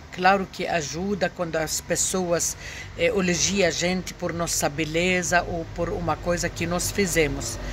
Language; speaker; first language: Portuguese; non-native, fluent; Arabic